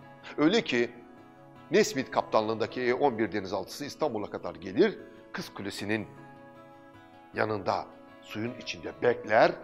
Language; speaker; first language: Turkish; native; Turkish